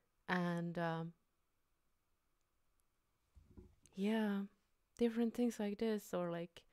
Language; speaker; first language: English; non-native, fluent; Finnish